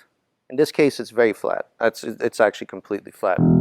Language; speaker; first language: English; native; English